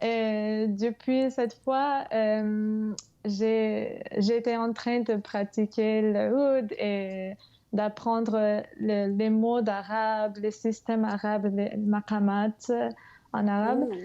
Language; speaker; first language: French; non-native, fluent; English